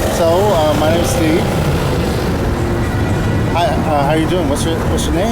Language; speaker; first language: English; native; English